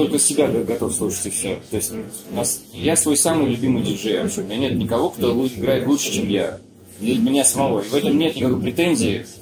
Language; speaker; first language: Russian; native; Russian